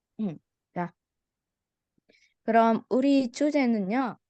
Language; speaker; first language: Korean; non-native, fluent; Indonesian